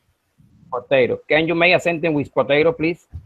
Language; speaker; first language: English; non-native, learner; Spanish